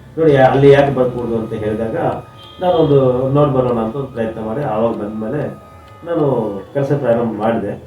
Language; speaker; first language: Kannada; non-native, local second language; Telugu